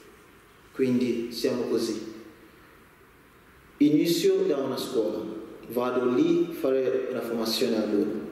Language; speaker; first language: Italian; non-native, learner; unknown